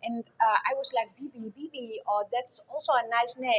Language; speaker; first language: English; non-native, fluent; Dutch